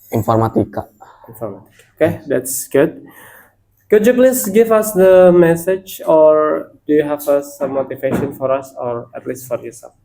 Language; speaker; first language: English; non-native, learner; Indonesian